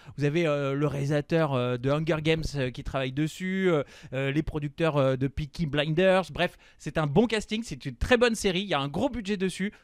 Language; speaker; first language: French; native; French